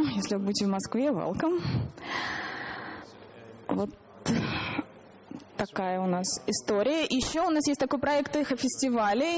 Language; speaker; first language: Russian; native; Russian